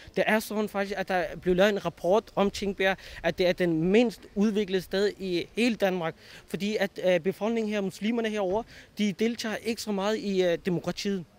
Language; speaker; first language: Danish; early bilingual, other home language; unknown